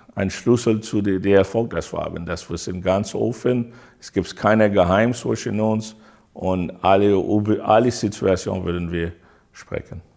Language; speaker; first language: German; non-native, fluent; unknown